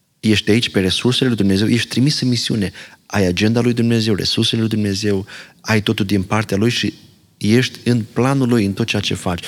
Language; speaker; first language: Romanian; non-native, local second language; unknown